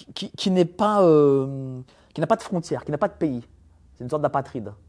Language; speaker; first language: French; early bilingual, other home language; Polish